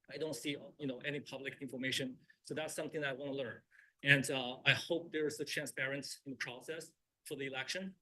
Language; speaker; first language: English; non-native, fluent; Chinese